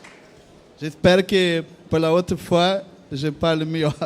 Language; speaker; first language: French; non-native, learner; Portuguese